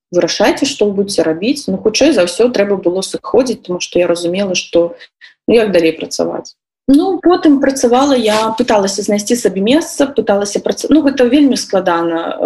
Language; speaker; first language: Belarusian; native; Belarusian